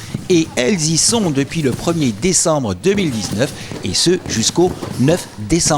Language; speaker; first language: French; native; French